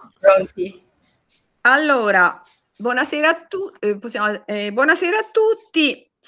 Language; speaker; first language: Italian; native; Italian